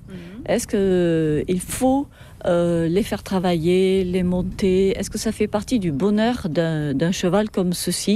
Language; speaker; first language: French; native; French